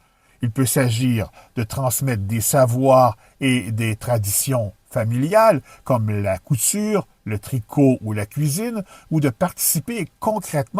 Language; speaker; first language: French; native; French